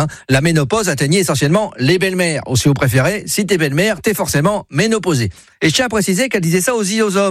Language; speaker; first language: French; native; French